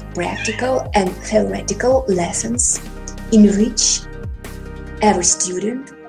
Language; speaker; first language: English; non-native, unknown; Russian